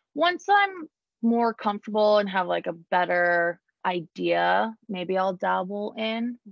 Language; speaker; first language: English; native; English